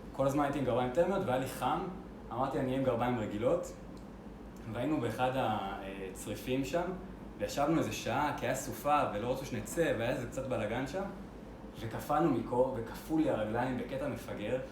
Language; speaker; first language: Hebrew; native; Hebrew